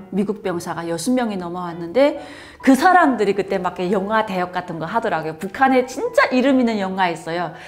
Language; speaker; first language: Korean; native; Korean